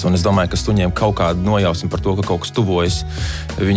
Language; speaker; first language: Latvian; native; Latvian